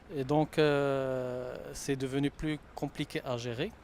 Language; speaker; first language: French; non-native, local second language; Arabic